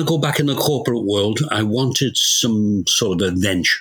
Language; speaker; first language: English; native; English